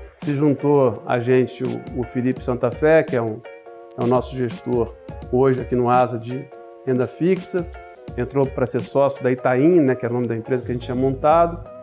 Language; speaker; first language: Portuguese; native; Portuguese